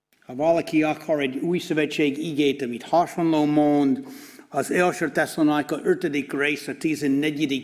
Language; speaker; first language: Hungarian; non-native, fluent; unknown